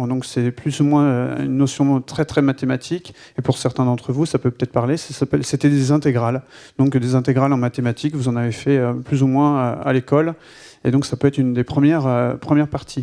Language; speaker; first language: French; native; French